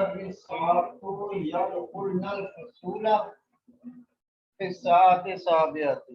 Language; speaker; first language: Arabic; non-native, learner; Urdu